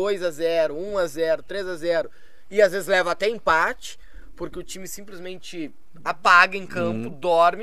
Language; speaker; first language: Portuguese; native; Portuguese